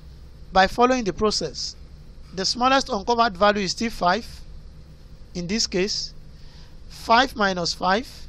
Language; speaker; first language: English; non-native, local second language; Yoruba